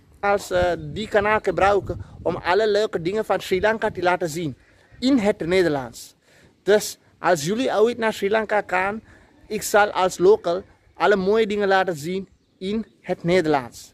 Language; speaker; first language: Dutch; non-native, learner; Sinhala